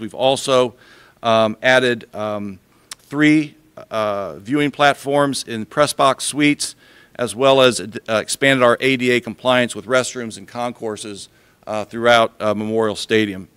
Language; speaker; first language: English; native; English